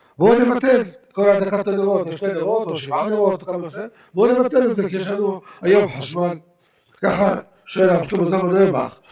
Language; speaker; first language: Hebrew; native; Hebrew